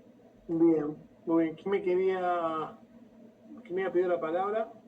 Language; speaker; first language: Spanish; native; Spanish